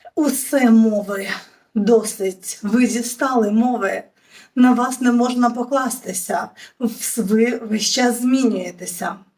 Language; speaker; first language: Ukrainian; native; Ukrainian